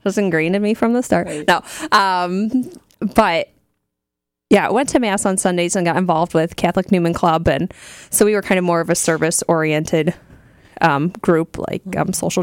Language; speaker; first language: English; native; English